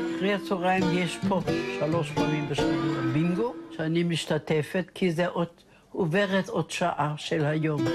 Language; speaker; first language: Hebrew; non-native, fluent; German